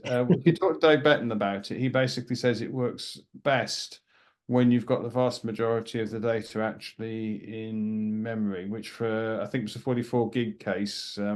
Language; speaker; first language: English; native; English